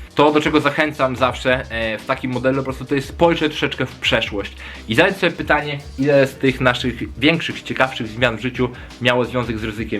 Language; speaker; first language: Polish; native; Polish